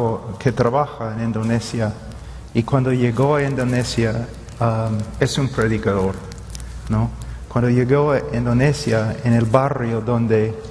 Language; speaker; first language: Spanish; non-native, fluent; English